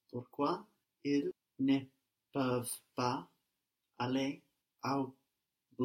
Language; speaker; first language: French; non-native, learner; English